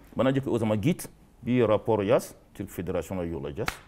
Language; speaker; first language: Turkish; non-native, learner; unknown